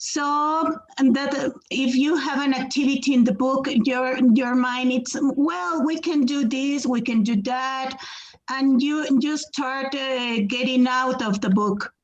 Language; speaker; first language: English; non-native, fluent; Spanish